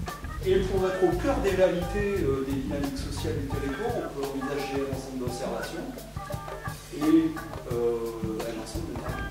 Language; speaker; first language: French; native; French